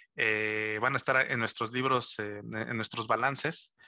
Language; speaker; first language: Spanish; native; Spanish